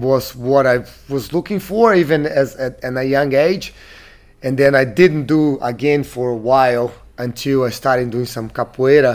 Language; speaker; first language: English; non-native, fluent; Portuguese